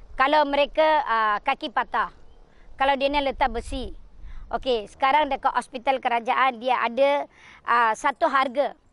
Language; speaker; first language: Malay; non-native, local second language; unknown